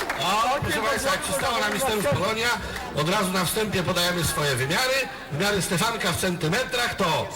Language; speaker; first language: Polish; native; Polish